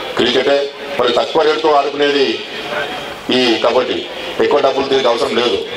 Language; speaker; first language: Telugu; native; Telugu